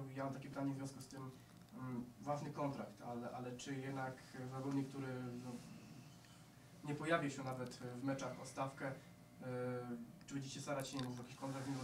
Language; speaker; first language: Polish; native; Polish